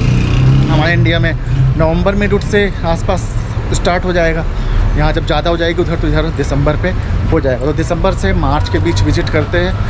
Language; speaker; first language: Hindi; native; Hindi